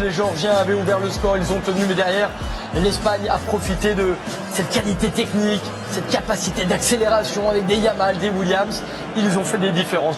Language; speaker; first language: French; native; French